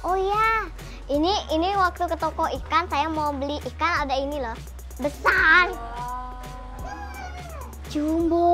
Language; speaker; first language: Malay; early bilingual, heritage; Indonesian